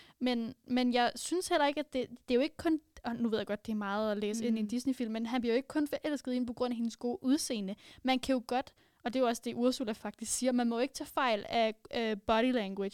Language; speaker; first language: Danish; native; Danish